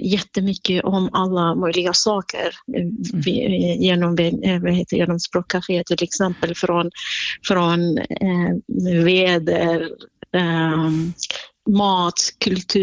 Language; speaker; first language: Swedish; non-native, fluent; Central Kurdish